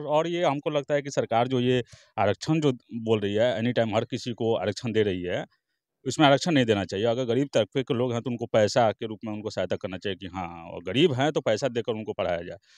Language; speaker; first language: Hindi; native; Hindi